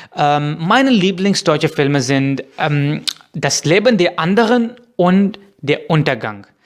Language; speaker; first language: German; non-native, fluent; Urdu